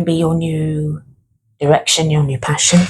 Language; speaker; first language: English; native; English